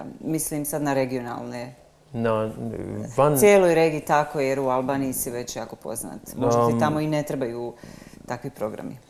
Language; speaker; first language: Serbian; native; Serbian